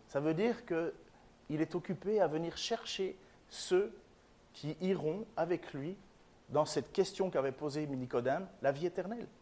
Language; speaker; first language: French; native; French